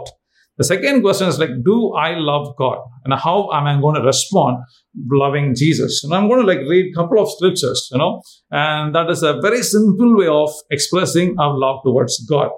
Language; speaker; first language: English; non-native, local second language; Tamil